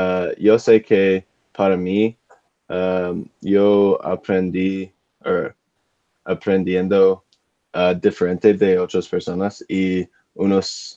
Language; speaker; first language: Spanish; non-native, learner; English